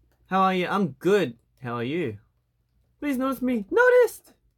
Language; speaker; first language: English; early bilingual, other home language; Korean